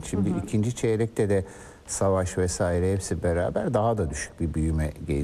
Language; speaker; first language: Turkish; native; Turkish